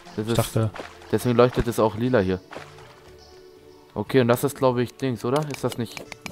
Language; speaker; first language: German; native; German